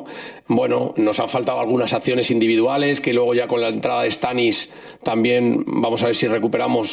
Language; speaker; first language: Spanish; native; Spanish